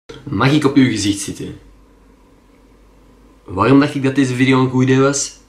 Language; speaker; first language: Dutch; native; Dutch